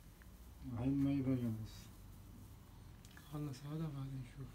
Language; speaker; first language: Arabic; non-native, learner; Urdu